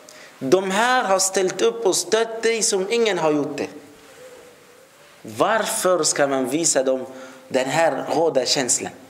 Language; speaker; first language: Swedish; non-native, fluent; Arabic